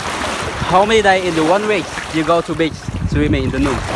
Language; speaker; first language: English; non-native, learner; Vietnamese